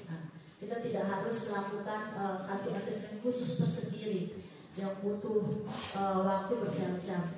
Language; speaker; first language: Indonesian; native; Indonesian